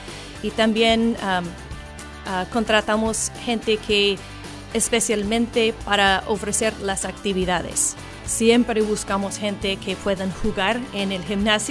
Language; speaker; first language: Spanish; non-native, fluent; English